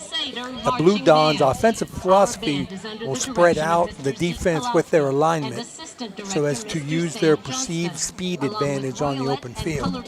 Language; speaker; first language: English; native; English